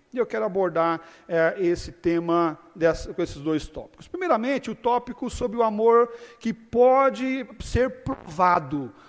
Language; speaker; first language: Portuguese; native; Portuguese